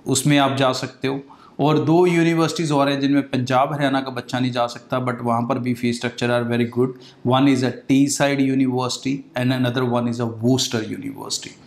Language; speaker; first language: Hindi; non-native, local second language; Punjabi